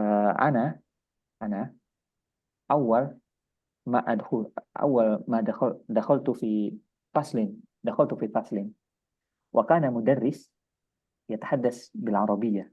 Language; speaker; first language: Arabic; non-native, fluent; Indonesian